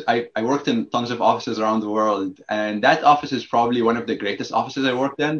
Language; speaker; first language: English; non-native, fluent; Arabic